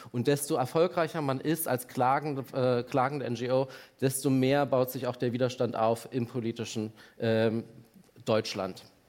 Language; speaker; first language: German; native; German